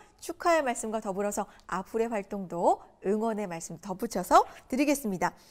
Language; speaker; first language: Korean; native; Korean